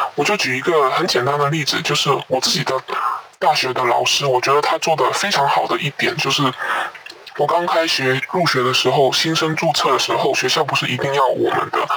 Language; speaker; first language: Chinese; non-native, local second language; Cantonese